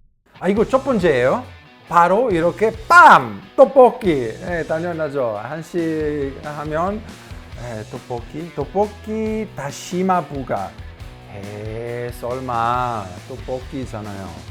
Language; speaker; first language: Korean; non-native, learner; Italian